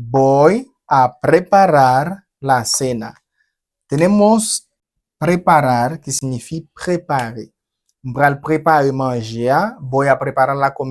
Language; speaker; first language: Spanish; non-native, fluent; Haitian Creole